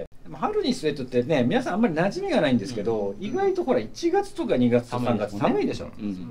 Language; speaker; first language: Japanese; native; Japanese